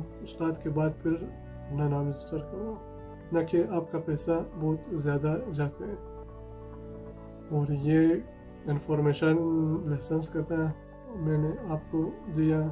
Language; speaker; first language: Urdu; non-native, fluent; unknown